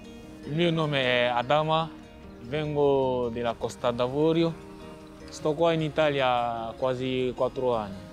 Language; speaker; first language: Italian; non-native, learner; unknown